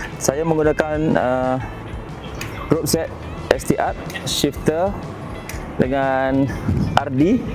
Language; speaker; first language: Malay; native; Malay